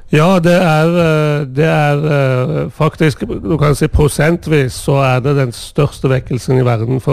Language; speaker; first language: Swedish; non-native, fluent; Persian